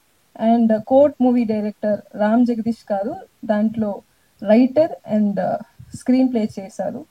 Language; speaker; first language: Telugu; non-native, learner; Tamil